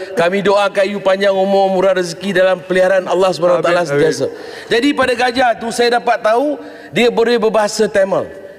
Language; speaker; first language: Malay; native; Malay